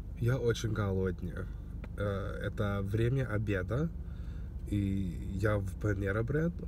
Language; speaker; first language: Russian; non-native, learner; English